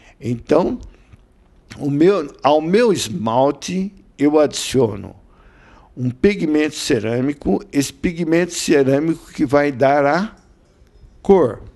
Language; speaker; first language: Portuguese; native; Portuguese